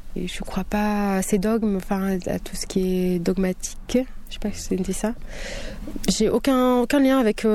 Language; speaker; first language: French; non-native, local second language; Kabyle